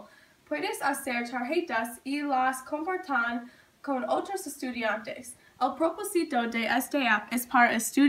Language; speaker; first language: Spanish; non-native, learner; English